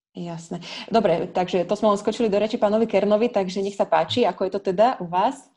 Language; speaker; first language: Slovak; native; Slovak